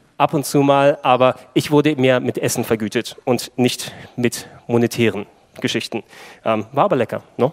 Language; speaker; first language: German; early bilingual, other home language; Greek